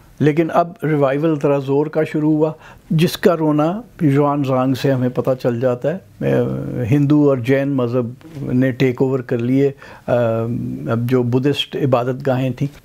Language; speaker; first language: Urdu; non-native, local second language; Punjabi